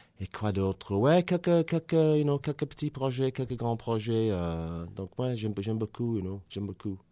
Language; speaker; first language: French; non-native, fluent; English